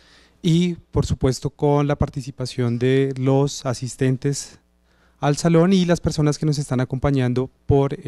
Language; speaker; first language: Spanish; native; Spanish